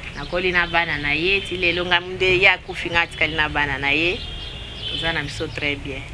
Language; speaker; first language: Lingala; non-native, local second language; Luba-Lulua